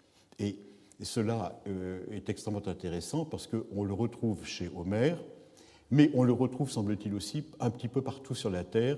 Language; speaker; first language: French; native; French